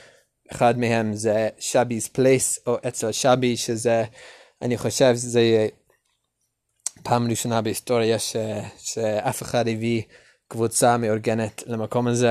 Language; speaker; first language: Hebrew; non-native, learner; English